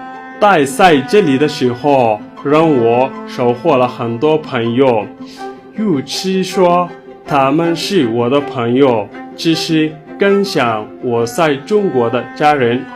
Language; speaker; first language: Chinese; non-native, learner; Somali